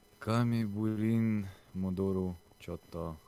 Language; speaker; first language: Japanese; non-native, learner; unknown